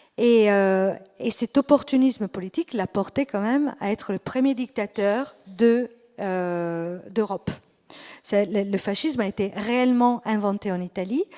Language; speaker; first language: French; non-native, fluent; Italian